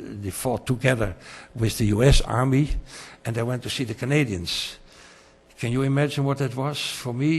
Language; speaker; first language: English; non-native, fluent; Dutch